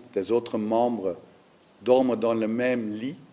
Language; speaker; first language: French; non-native, learner; Dutch